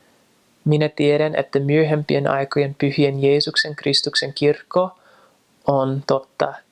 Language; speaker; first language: Finnish; non-native, fluent; English